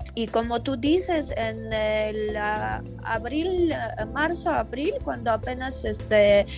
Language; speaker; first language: Spanish; non-native, fluent; Ukrainian